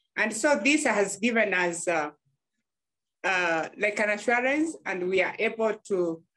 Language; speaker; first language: English; non-native, local second language; Gusii